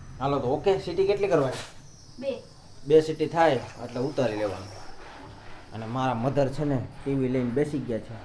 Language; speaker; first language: Gujarati; native; Gujarati